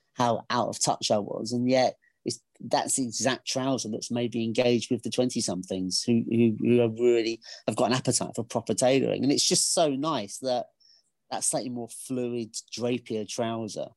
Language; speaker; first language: English; native; English